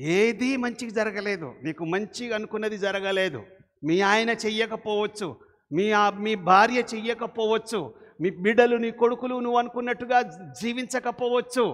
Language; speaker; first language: Telugu; non-native, local second language; Lambadi